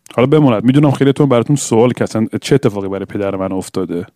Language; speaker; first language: Persian; early bilingual, other home language; English